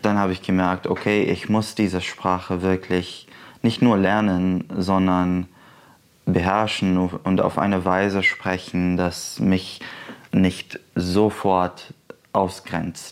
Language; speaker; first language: German; non-native, fluent; Arabic